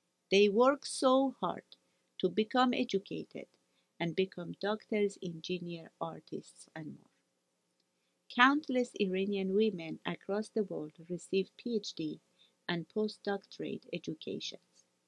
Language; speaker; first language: English; non-native, fluent; Persian